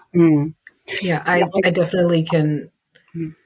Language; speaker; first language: English; native; English